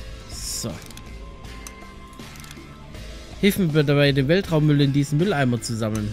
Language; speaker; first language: German; native; German